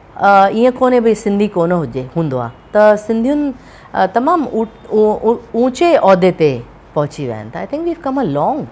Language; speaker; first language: Sindhi; early bilingual, heritage; Sindhi